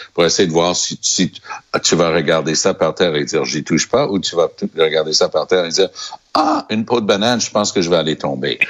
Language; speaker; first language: French; native; French